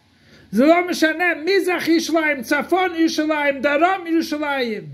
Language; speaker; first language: Hebrew; non-native, fluent; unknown